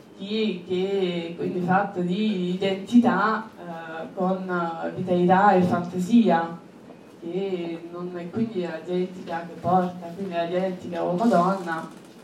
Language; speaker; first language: Italian; non-native, fluent; French